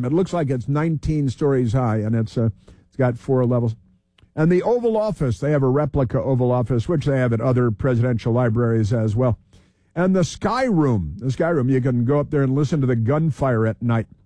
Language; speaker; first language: English; native; English